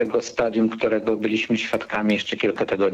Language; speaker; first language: Polish; native; Polish